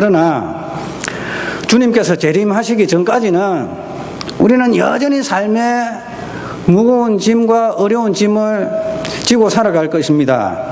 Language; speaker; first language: Korean; native; Korean